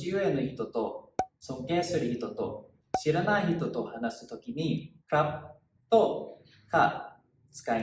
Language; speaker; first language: Japanese; non-native, fluent; English